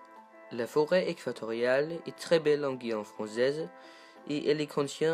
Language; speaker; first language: French; non-native, learner; Danish